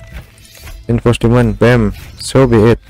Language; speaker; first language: English; non-native, learner; Indonesian